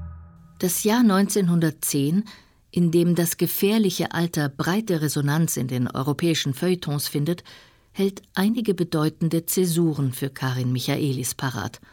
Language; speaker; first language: German; native; German